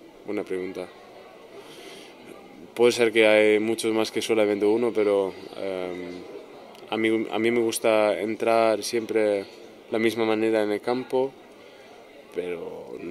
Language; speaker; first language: Spanish; non-native, fluent; German